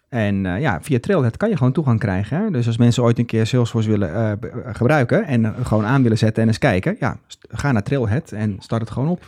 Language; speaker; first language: Dutch; native; Dutch